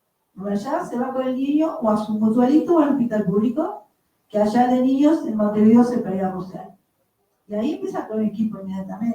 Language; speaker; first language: Spanish; native; Spanish